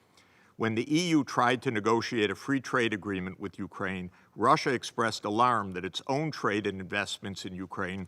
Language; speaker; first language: English; native; English